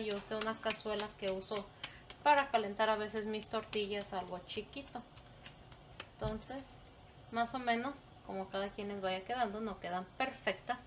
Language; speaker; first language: Spanish; native; Spanish